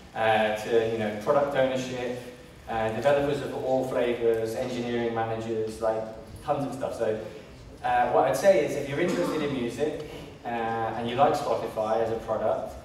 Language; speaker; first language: English; native; English